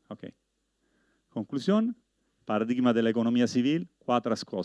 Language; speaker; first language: Spanish; non-native, learner; Italian